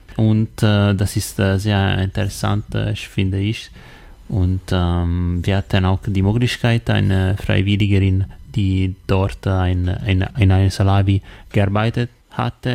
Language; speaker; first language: German; non-native, learner; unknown